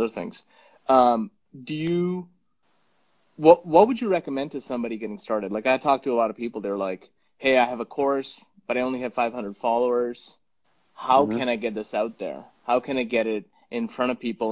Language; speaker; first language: English; non-native, local second language; Punjabi